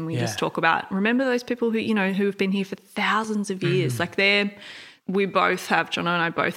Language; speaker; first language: English; native; English